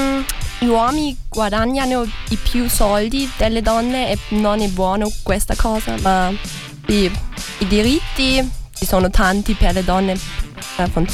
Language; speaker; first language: Italian; non-native, learner; German